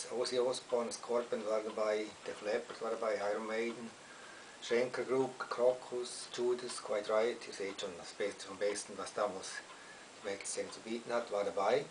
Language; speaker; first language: German; native; German